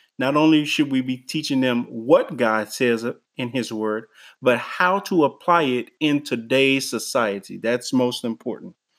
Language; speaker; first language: English; native; English